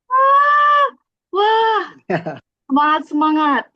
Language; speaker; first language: Indonesian; native; Indonesian